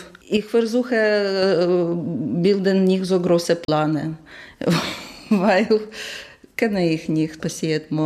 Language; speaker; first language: German; non-native, learner; Ukrainian